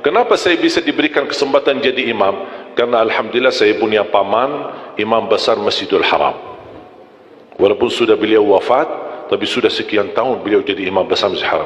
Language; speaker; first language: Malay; non-native, fluent; Arabic